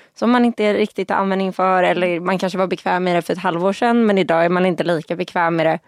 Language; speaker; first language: Swedish; early bilingual, other home language; Portuguese